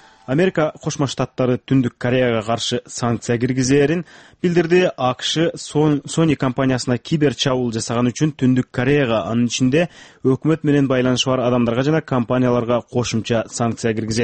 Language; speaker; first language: Kyrgyz; native; Kyrgyz